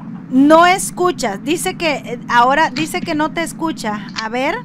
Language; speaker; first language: Spanish; native; Spanish